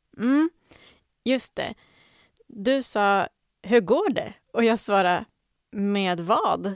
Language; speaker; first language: Swedish; native; Swedish